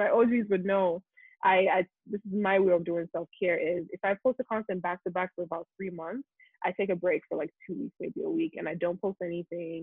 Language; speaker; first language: English; non-native, local second language; Yoruba